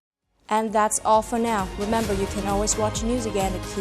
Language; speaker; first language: English; non-native, fluent; Vietnamese